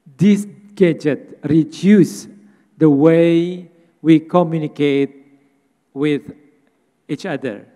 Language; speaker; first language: English; non-native, fluent; Indonesian